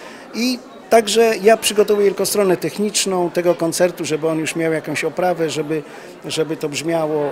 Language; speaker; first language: Polish; native; Polish